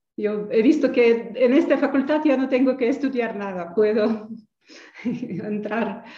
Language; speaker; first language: Spanish; non-native, fluent; Ukrainian